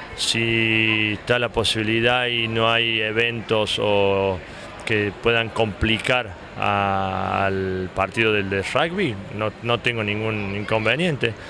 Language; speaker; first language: Spanish; native; Spanish